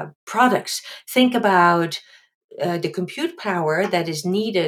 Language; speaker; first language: English; non-native, fluent; Dutch